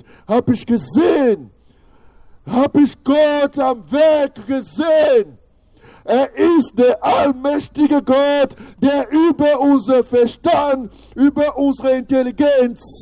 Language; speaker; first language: German; non-native, fluent; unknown